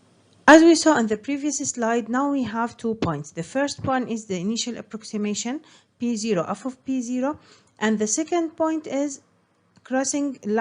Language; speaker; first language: English; non-native, fluent; Arabic